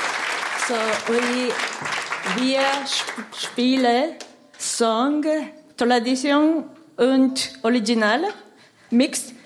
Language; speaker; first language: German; non-native, learner; Japanese